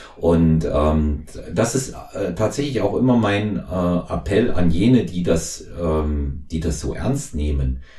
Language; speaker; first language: German; native; German